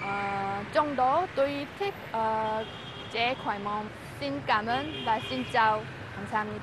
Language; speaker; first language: Vietnamese; non-native, learner; Korean